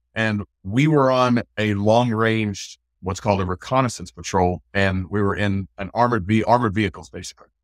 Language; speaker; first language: English; native; English